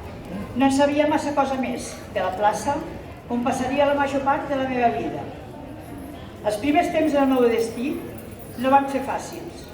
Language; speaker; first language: Catalan; native; Catalan